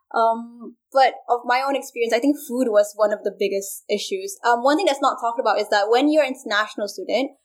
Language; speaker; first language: English; non-native, local second language; Malay